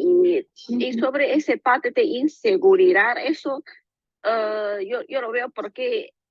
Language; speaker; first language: Spanish; non-native, learner; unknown